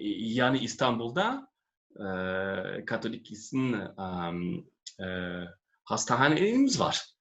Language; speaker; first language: Turkish; non-native, fluent; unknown